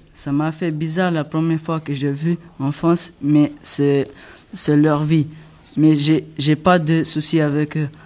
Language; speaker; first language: French; non-native, learner; Albanian